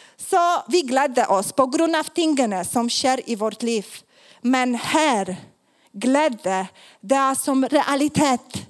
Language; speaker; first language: Swedish; non-native, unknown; Polish